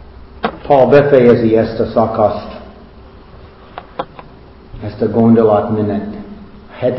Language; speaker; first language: Hungarian; non-native, fluent; English